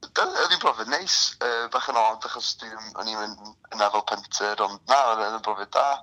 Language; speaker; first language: Welsh; native; Welsh